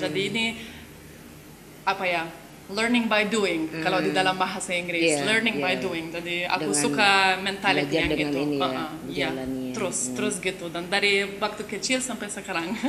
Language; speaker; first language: Indonesian; non-native, learner; Lithuanian